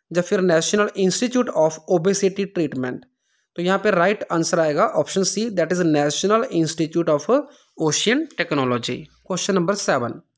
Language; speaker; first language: Hindi; non-native, local second language; Punjabi